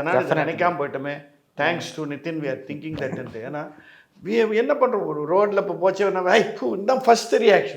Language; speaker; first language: Tamil; native; Tamil